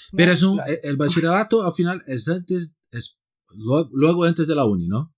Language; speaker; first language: Spanish; non-native, fluent; Portuguese